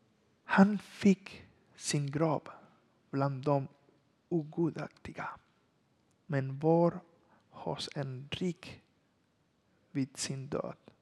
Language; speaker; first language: Swedish; non-native, learner; Spanish